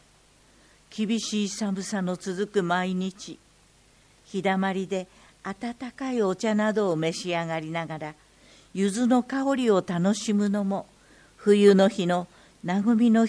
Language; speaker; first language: Japanese; native; Japanese